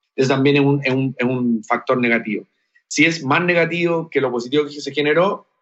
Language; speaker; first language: Spanish; native; Spanish